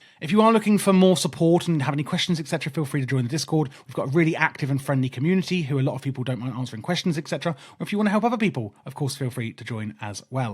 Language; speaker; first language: English; native; English